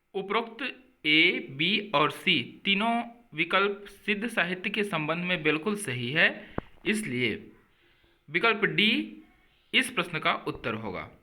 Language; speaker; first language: Hindi; native; Hindi